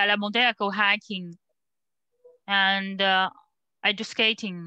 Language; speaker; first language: French; non-native, fluent; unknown